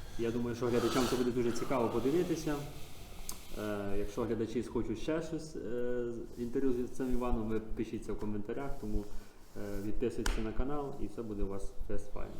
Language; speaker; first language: Ukrainian; native; Ukrainian